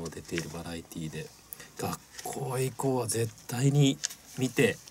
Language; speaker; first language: Japanese; native; Japanese